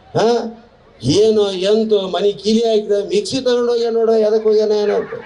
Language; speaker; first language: Kannada; native; Kannada